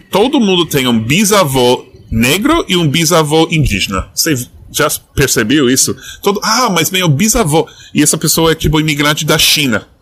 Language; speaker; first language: Portuguese; non-native, fluent; English